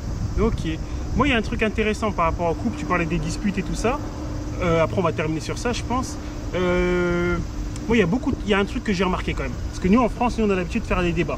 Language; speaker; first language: French; native; French